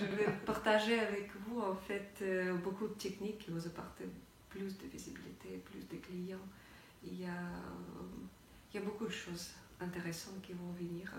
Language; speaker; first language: French; non-native, fluent; Russian